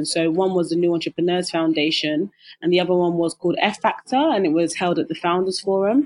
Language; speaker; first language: English; native; English